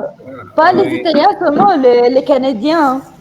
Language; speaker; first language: French; non-native, fluent; Arabic